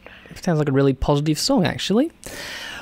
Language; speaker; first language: English; native; English